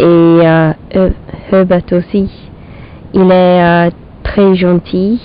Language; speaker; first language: French; non-native, learner; English